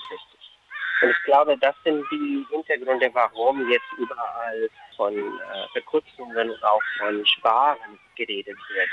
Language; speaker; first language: German; non-native, fluent; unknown